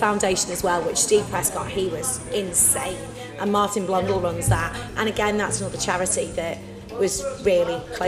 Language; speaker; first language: English; native; English